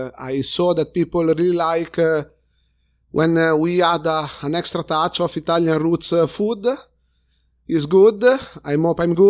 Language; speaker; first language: English; non-native, fluent; Italian